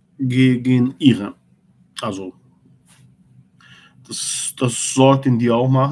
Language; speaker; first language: German; non-native, learner; Portuguese